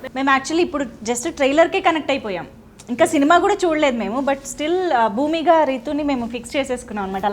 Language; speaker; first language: Telugu; native; Telugu